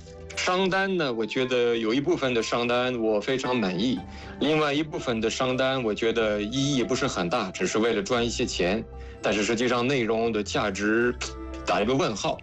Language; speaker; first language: Chinese; non-native, fluent; French